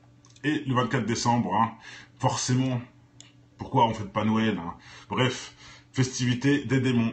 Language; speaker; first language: French; native; French